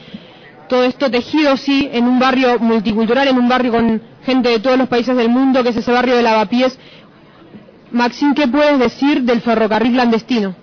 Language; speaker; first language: Spanish; native; Spanish